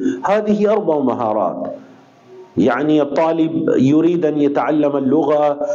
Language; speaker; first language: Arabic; non-native, fluent; Urdu